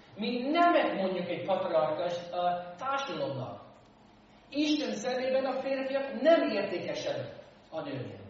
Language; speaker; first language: Hungarian; non-native, fluent; English